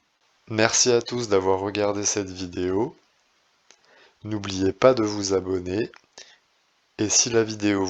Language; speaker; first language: French; native; French